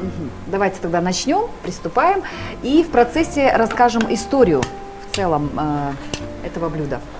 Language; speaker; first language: Russian; native; Russian